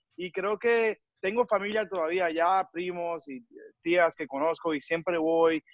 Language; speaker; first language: Spanish; early bilingual, heritage; Spanish